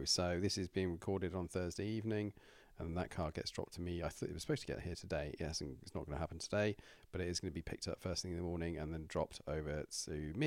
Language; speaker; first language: English; native; English